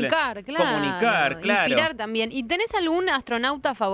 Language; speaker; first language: Spanish; native; Spanish